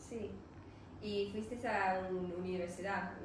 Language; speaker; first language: Spanish; non-native, learner; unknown